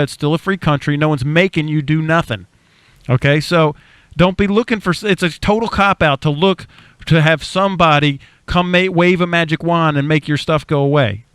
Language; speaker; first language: English; native; English